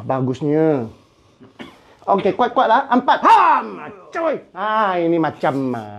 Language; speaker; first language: Malay; non-native, local second language; Chinese